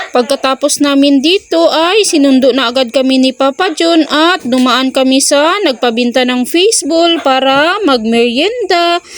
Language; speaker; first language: Filipino; non-native, local second language; Cebuano